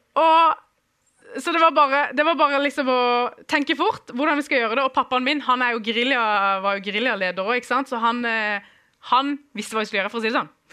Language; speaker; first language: Norwegian; early bilingual, other home language; Kurdish